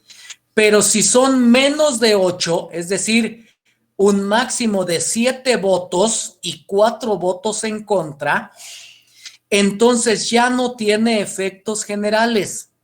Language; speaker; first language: Spanish; native; Spanish